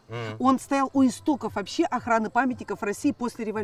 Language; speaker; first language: Russian; native; Russian